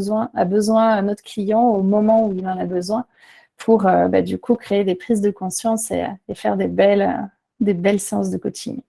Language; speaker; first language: French; native; French